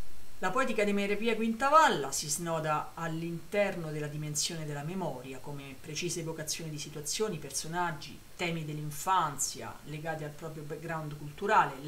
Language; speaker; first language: Italian; native; Italian